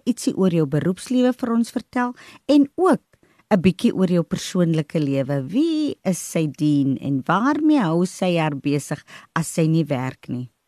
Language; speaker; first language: Afrikaans; native; Afrikaans